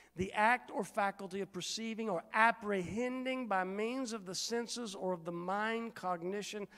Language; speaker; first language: English; native; English